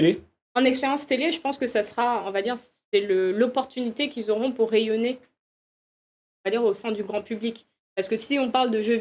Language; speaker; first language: French; native; French